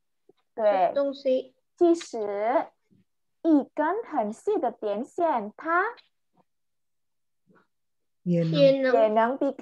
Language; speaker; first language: Chinese; non-native, fluent; Indonesian